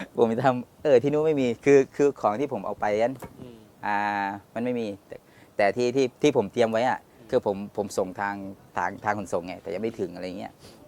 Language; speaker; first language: Thai; non-native, local second language; Pattani Malay